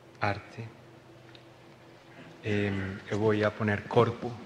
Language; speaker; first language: Portuguese; non-native, learner; Spanish